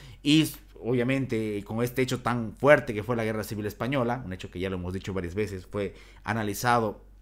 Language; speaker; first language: Spanish; native; Spanish